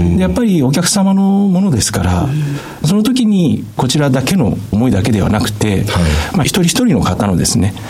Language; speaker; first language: Japanese; native; Japanese